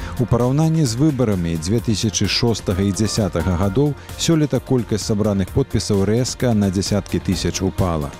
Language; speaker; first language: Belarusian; native; Belarusian